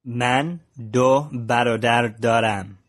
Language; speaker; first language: Persian; non-native, learner; English